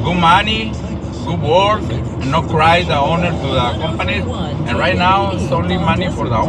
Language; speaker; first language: English; non-native, learner; Spanish